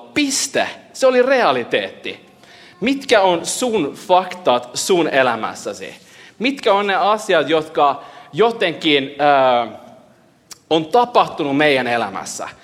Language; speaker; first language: Finnish; early bilingual, heritage; Finnish